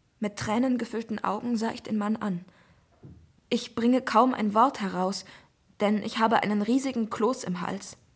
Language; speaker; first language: German; native; German